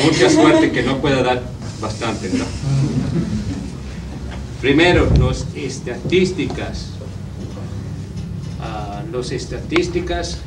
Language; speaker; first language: Spanish; non-native, learner; English